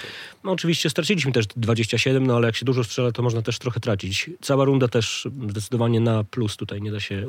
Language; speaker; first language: Polish; native; Polish